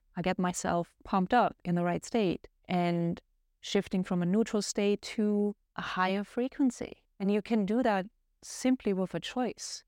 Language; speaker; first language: English; non-native, fluent; German